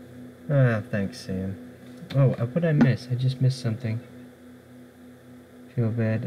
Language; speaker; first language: English; native; English